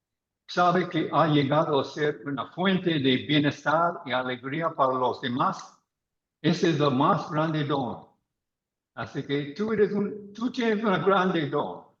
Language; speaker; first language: Spanish; non-native, fluent; English